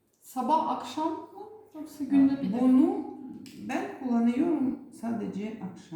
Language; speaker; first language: Turkish; non-native, learner; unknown